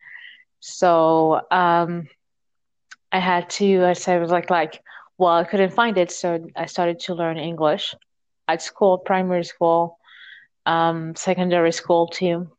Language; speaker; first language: English; non-native, fluent; French